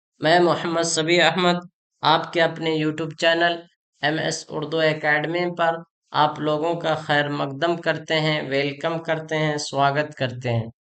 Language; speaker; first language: Urdu; native; Urdu